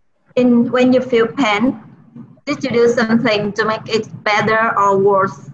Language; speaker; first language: English; non-native, learner; Vietnamese